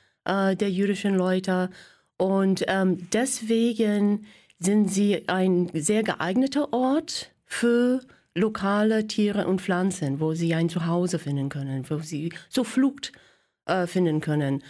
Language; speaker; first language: German; non-native, fluent; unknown